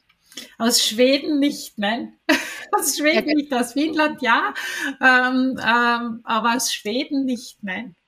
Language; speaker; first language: German; native; German